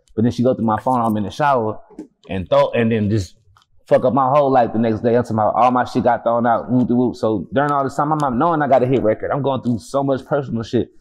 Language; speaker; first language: English; native; English